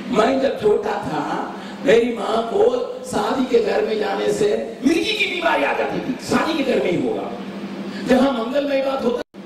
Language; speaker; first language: Hindi; non-native, local second language; Tamil